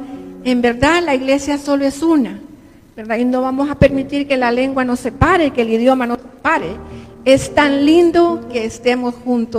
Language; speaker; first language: Spanish; native; Spanish